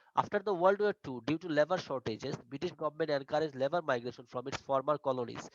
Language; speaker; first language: English; non-native, local second language; Bangla